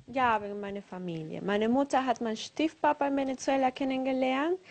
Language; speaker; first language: German; non-native, learner; Spanish